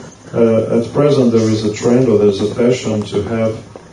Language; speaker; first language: English; non-native, fluent; Russian